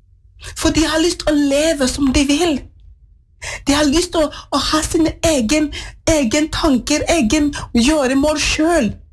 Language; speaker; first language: Norwegian; non-native, fluent; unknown